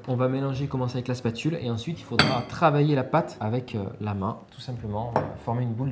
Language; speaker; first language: French; native; French